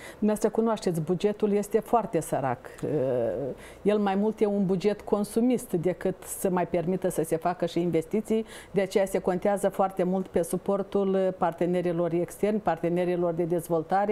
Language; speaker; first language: Romanian; native; Romanian